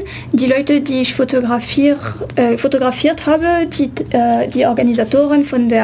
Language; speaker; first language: German; non-native, fluent; French